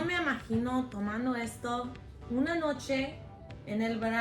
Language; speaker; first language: Spanish; non-native, fluent; English